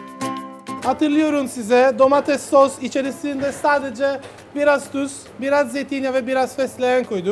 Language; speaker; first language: Turkish; non-native, learner; Italian